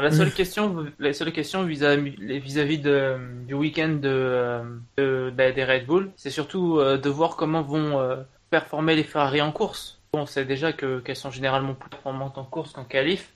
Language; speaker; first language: French; native; French